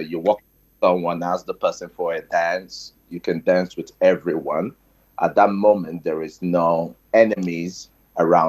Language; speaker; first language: English; non-native, local second language; Igbo